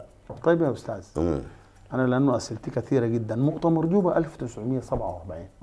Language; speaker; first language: Arabic; native; Arabic